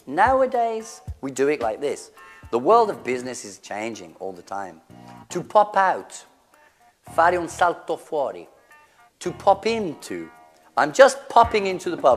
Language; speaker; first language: English; native; English